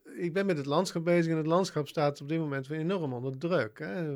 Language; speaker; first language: Dutch; native; Dutch